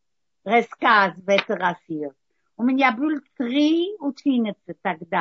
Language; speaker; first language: Russian; early bilingual, heritage; Russian